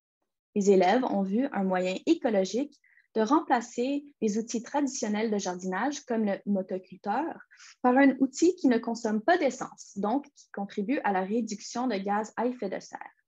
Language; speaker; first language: French; native; French